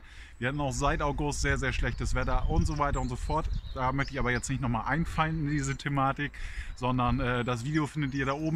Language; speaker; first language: German; native; German